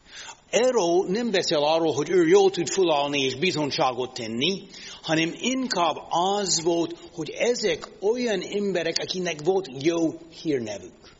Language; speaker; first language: Hungarian; non-native, fluent; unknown